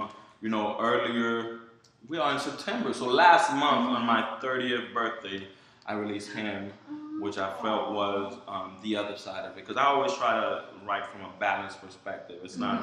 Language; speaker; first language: English; early bilingual, other home language; Haitian Creole